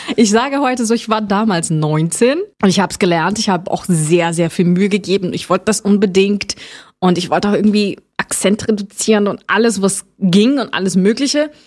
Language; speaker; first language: German; non-native, fluent; Portuguese